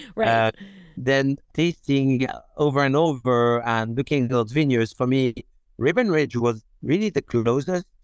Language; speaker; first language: English; non-native, fluent; French